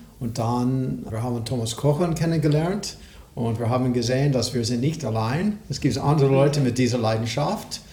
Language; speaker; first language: German; non-native, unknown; English